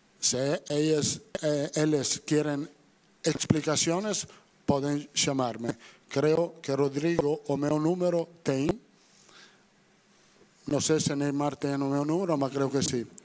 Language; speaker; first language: Portuguese; non-native, fluent; Italian